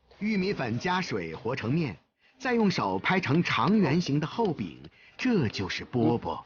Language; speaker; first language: Chinese; native; Chinese